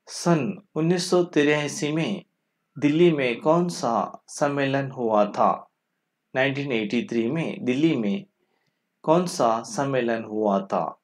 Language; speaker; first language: Hindi; non-native, local second language; Kannada